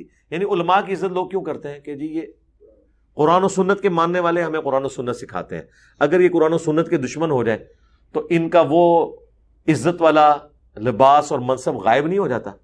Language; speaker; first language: Urdu; native; Urdu